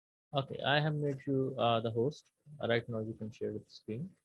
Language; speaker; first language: English; non-native, local second language; Urdu